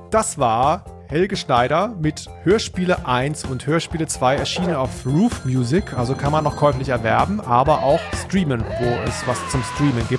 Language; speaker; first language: German; native; German